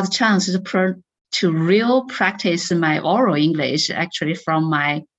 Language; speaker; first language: English; non-native, fluent; Chinese